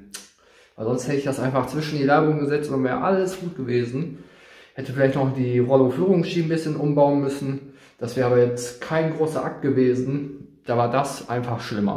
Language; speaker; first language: German; native; German